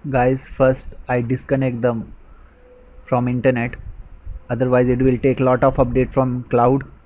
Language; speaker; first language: English; non-native, local second language; Hindi